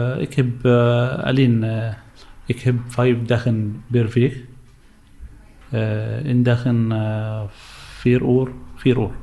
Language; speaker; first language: Dutch; non-native, learner; Arabic